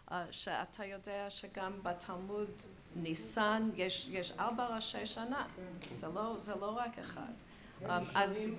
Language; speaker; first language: Hebrew; early bilingual, heritage; English